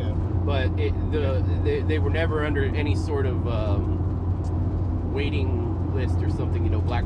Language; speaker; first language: English; native; English